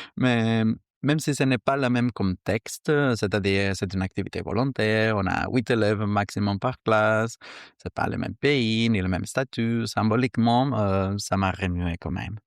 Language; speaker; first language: French; non-native, fluent; Spanish